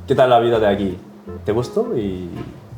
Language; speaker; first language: Spanish; non-native, learner; Korean